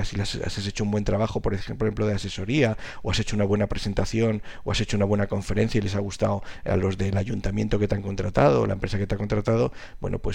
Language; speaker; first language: Spanish; native; Spanish